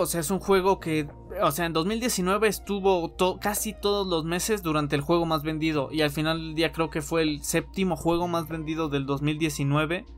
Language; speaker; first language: Spanish; native; Spanish